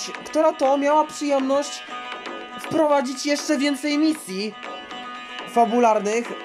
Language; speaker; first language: Polish; native; Polish